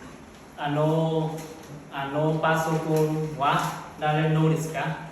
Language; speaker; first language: Japanese; non-native, learner; Vietnamese